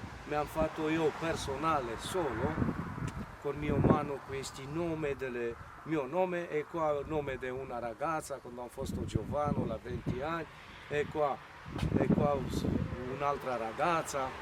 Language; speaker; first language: Italian; non-native, learner; Romanian